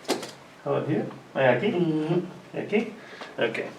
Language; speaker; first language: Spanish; non-native, learner; English